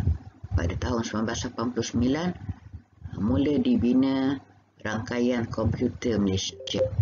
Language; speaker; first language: Malay; native; Malay